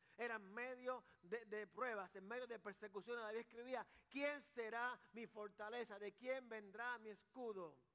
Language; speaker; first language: Spanish; native; Spanish